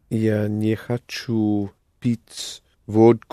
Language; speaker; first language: Russian; non-native, learner; English